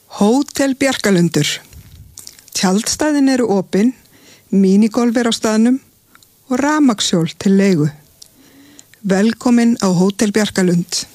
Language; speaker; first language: Icelandic; native; Icelandic